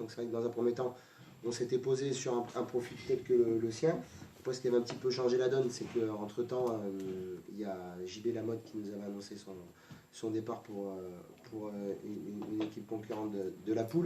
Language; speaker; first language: French; native; French